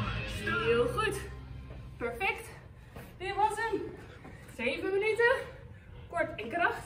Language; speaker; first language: Dutch; native; Dutch